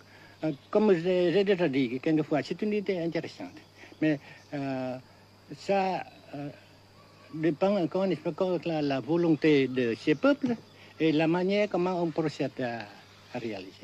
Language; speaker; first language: French; non-native, local second language; Vietnamese